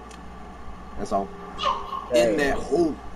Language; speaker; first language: English; native; English